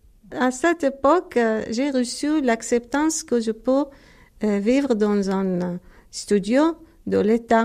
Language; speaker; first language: French; non-native, learner; Arabic